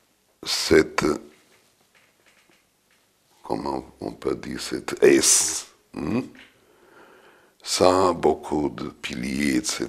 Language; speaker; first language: French; non-native, fluent; Portuguese